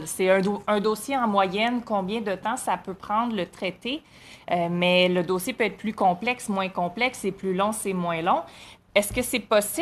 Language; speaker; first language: French; native; French